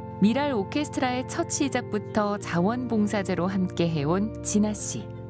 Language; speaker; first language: Korean; native; Korean